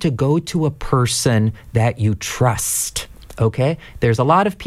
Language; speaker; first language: Spanish; non-native, fluent; English